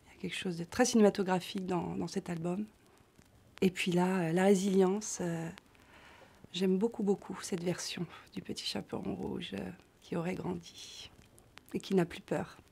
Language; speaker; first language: French; native; French